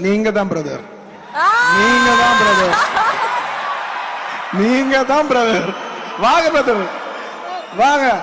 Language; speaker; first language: Tamil; non-native, local second language; Telugu